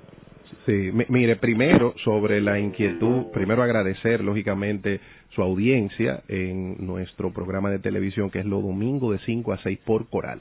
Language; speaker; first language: Spanish; native; Spanish